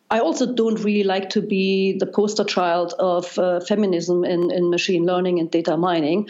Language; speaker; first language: English; non-native, fluent; German